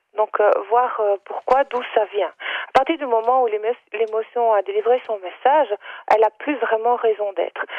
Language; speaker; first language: French; native; French